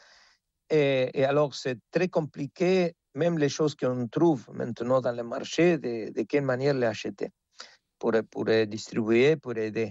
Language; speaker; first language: French; non-native, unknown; Spanish